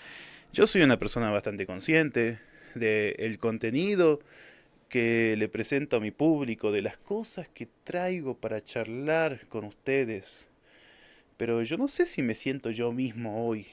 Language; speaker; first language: Spanish; native; Spanish